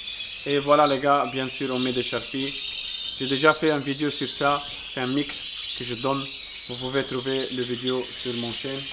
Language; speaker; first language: French; non-native, learner; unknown